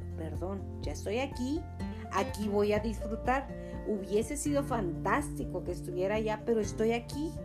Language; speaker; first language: Spanish; native; Spanish